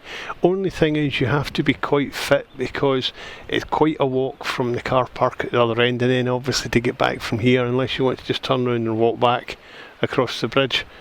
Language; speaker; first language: English; native; English